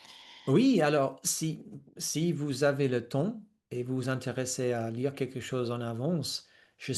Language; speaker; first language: French; non-native, fluent; English